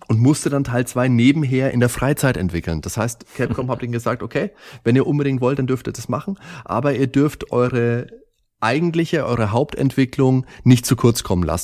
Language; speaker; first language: German; native; German